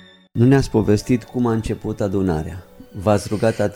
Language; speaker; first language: Romanian; native; Romanian